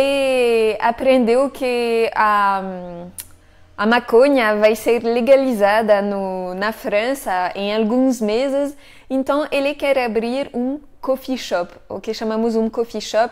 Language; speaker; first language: Portuguese; non-native, fluent; French